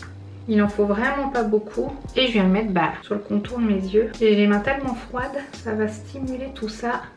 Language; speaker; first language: French; native; French